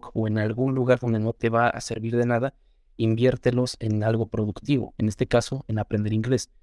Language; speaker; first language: Spanish; native; Spanish